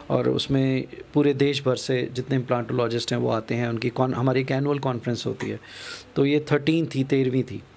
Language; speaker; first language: Hindi; non-native, local second language; Punjabi